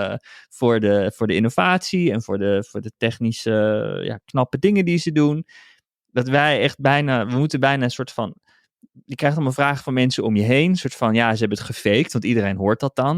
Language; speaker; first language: Dutch; native; Dutch